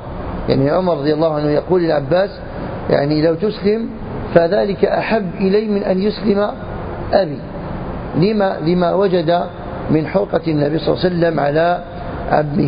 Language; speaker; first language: Arabic; native; Arabic